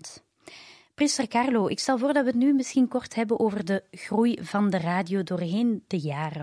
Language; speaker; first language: Dutch; native; Dutch